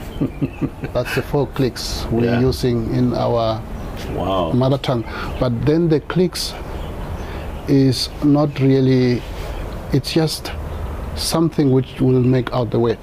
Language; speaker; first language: English; non-native, local second language; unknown